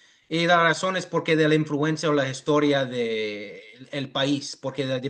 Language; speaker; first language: Spanish; early bilingual, heritage; English